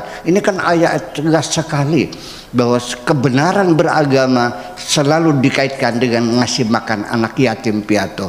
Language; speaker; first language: Indonesian; native; Indonesian